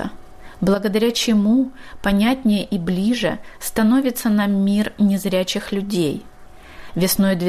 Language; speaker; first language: Russian; native; Russian